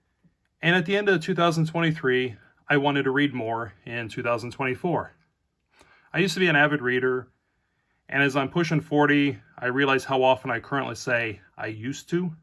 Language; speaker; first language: English; native; English